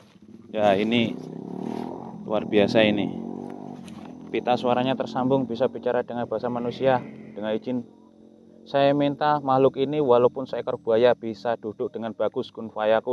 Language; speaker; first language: Indonesian; native; Indonesian